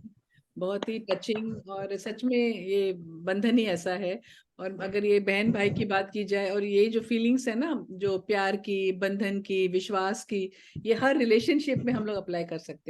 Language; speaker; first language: Hindi; native; Hindi